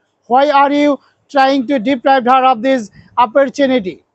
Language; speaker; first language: English; non-native, local second language; Bangla